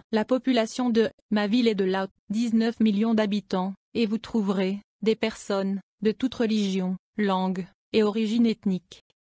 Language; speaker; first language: French; non-native, fluent; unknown